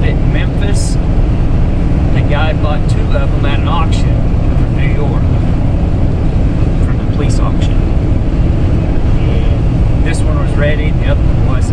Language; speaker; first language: English; native; English